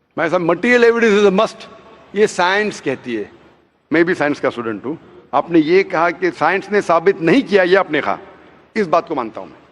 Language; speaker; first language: Hindi; non-native, local second language; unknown